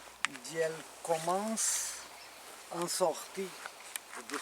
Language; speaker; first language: French; non-native, learner; Portuguese